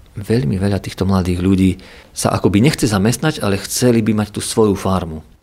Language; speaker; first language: Slovak; native; Slovak